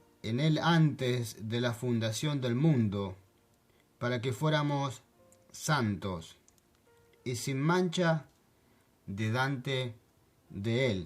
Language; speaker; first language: Spanish; non-native, fluent; French